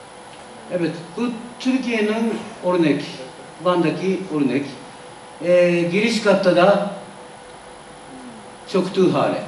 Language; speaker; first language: Turkish; non-native, learner; Japanese